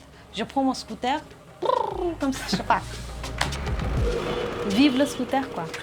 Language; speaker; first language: French; non-native, fluent; Nepali